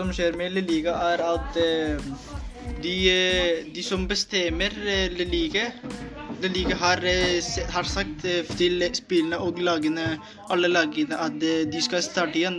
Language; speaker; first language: Norwegian; non-native, learner; Spanish